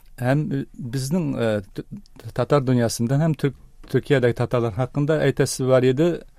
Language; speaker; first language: Tatar; early bilingual, heritage; Tatar